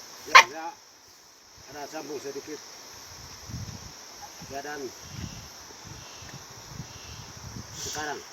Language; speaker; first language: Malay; non-native, local second language; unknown